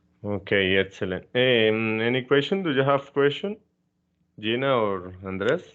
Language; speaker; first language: English; non-native, fluent; Spanish